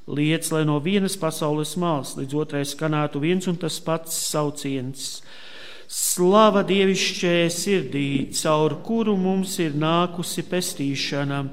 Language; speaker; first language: Latvian; native; Latvian